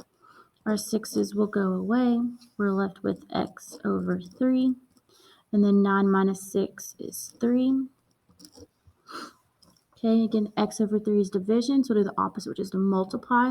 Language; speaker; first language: English; native; English